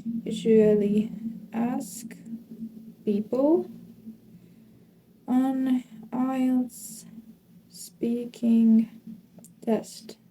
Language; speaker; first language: English; non-native, fluent; Ukrainian